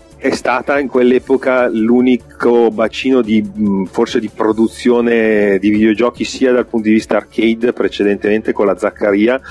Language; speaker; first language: Italian; native; Italian